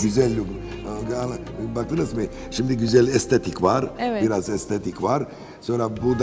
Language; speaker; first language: Turkish; non-native, learner; Georgian